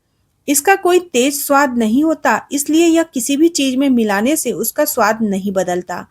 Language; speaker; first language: Hindi; native; Hindi